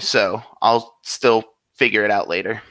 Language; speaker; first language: English; native; English